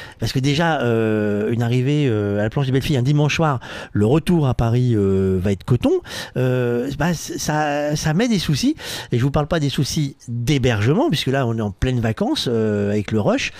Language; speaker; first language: French; native; French